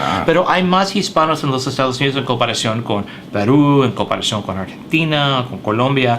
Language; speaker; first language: Spanish; early bilingual, heritage; English